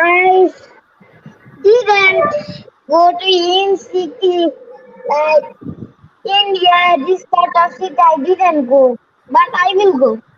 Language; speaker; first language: English; non-native, learner; Bangla